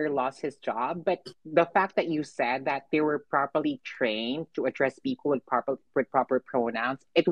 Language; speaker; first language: English; non-native, local second language; Filipino